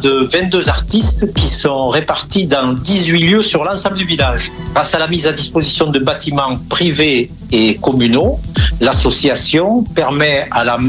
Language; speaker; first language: French; native; French